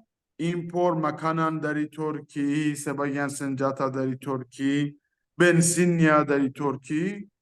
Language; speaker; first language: Indonesian; non-native, fluent; Persian